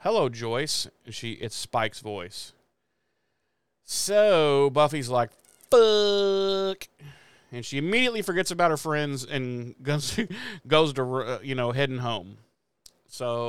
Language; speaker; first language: English; native; English